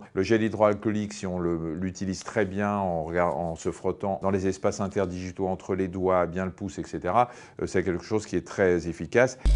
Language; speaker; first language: French; native; French